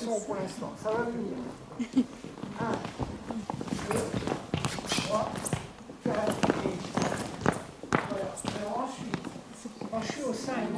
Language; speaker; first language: French; native; French